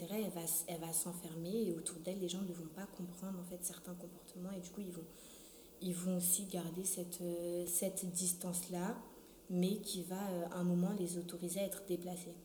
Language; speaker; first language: French; early bilingual, other home language; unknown